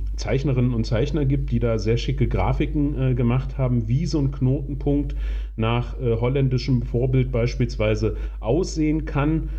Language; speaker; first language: German; native; German